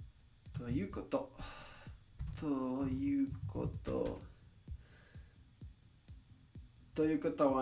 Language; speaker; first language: Japanese; non-native, learner; English